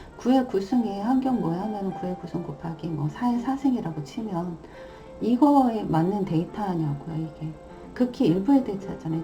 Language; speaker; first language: Korean; native; Korean